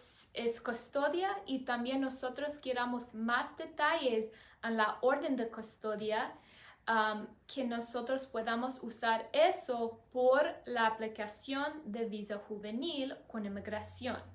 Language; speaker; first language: Spanish; non-native, learner; English